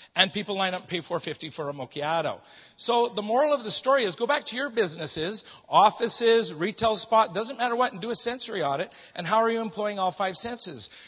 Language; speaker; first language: English; native; English